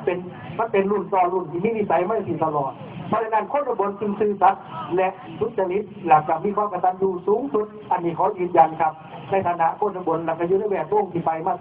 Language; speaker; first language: Thai; non-native, local second language; Lao